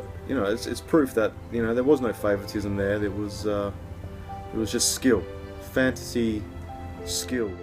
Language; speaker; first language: English; native; English